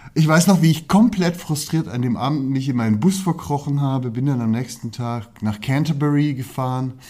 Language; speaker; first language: German; native; German